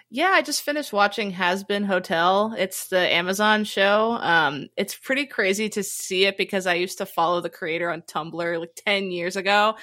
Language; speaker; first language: English; native; English